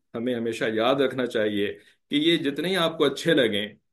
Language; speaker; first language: Hindi; native; Hindi